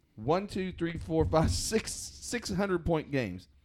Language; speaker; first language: English; native; English